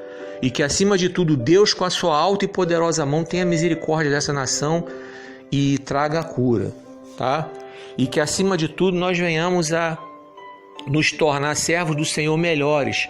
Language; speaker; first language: Portuguese; native; Portuguese